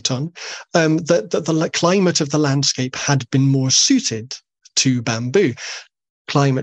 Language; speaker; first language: English; native; English